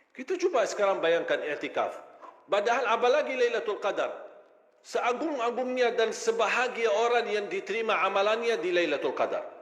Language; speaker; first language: Malay; non-native, fluent; Arabic